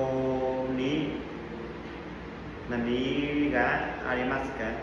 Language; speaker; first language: Japanese; non-native, learner; Vietnamese